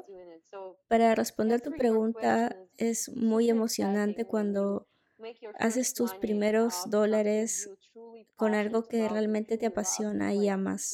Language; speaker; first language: Spanish; non-native, fluent; Russian